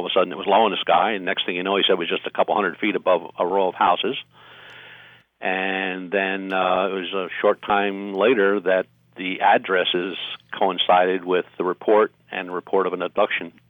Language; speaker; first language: English; native; English